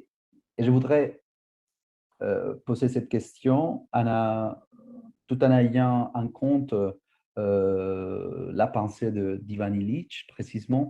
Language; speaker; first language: French; non-native, fluent; Spanish